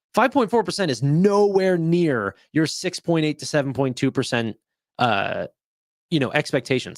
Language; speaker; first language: English; native; English